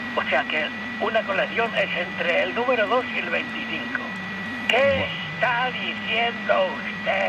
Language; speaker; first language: Spanish; native; Spanish